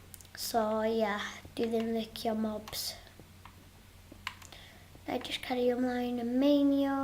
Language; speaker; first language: Welsh; non-native, local second language; English